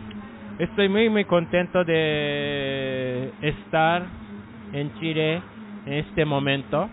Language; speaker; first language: Spanish; non-native, learner; Japanese